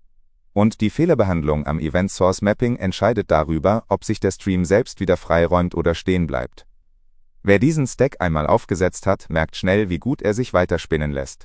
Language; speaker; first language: German; native; German